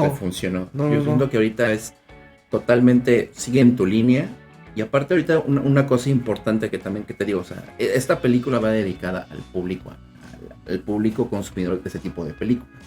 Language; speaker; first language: Spanish; native; Spanish